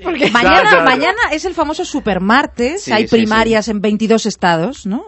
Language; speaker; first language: Spanish; native; Spanish